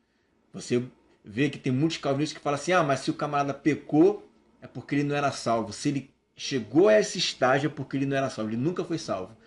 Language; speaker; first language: Portuguese; native; Portuguese